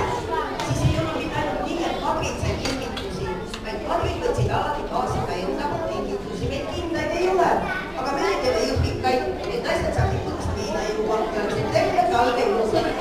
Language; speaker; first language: Estonian; non-native, local second language; Russian